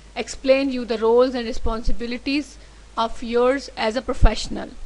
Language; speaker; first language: English; non-native, local second language; Urdu